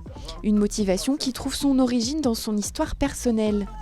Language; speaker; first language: French; native; French